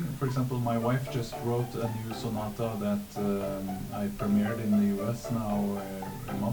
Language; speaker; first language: English; non-native, fluent; Norwegian